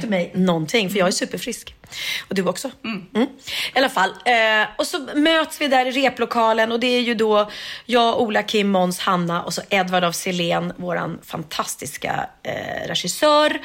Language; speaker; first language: Swedish; native; Swedish